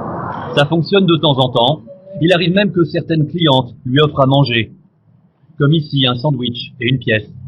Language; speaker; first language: French; native; French